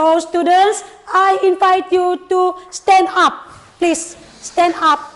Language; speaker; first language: English; non-native, learner; Indonesian